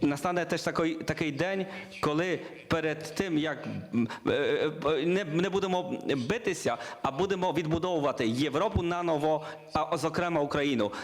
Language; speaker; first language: Ukrainian; non-native, learner; Polish